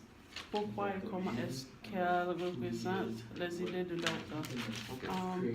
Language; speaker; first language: French; non-native, learner; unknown